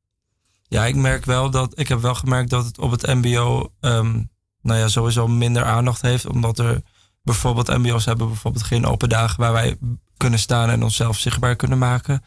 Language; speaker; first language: Dutch; native; Dutch